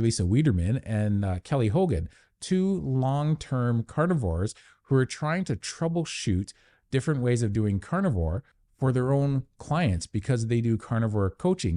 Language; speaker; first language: English; native; English